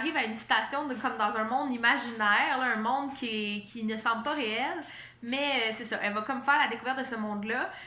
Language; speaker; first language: French; native; French